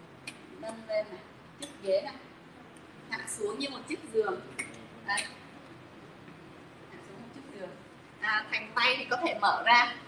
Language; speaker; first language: Vietnamese; native; Vietnamese